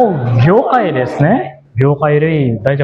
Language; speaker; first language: Japanese; non-native, fluent; Indonesian